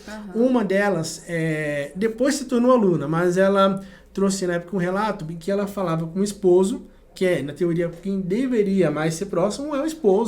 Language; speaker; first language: Portuguese; native; Portuguese